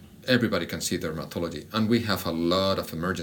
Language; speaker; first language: English; non-native, fluent; Spanish